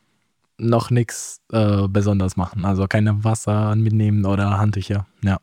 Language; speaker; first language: German; non-native, fluent; Romanian